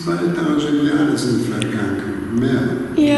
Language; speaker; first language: German; non-native, learner; Greek